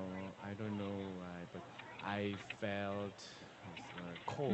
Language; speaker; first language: English; non-native, learner; Korean